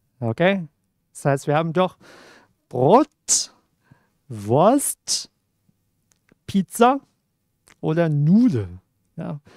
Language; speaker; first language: German; non-native, fluent; Cantonese